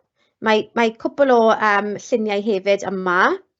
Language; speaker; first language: Welsh; non-native, local second language; English